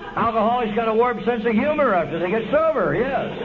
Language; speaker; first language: English; native; English